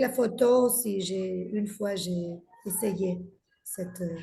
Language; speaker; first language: French; non-native, fluent; Spanish